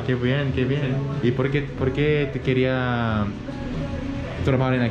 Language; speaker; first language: Spanish; non-native, learner; Japanese